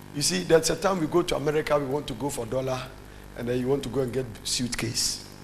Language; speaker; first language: English; non-native, local second language; Akan